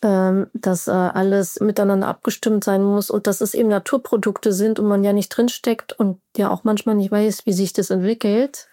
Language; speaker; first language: German; native; German